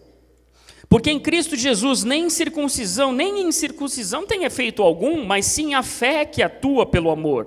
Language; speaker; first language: Portuguese; native; Portuguese